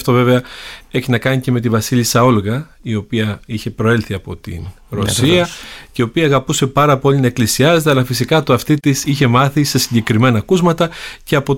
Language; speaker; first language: Greek; native; Greek